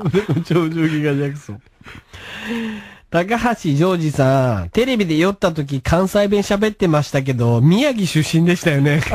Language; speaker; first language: Japanese; native; Japanese